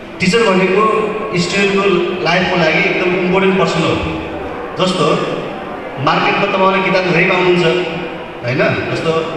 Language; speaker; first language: Nepali; native; Nepali